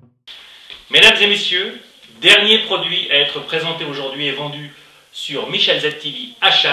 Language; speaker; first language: French; native; French